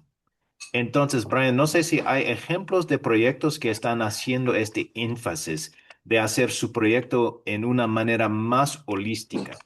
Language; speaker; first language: Spanish; non-native, fluent; English